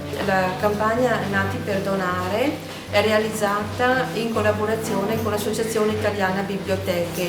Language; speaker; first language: Italian; native; Italian